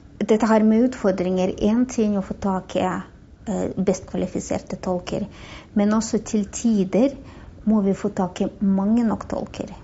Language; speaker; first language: Norwegian; non-native, fluent; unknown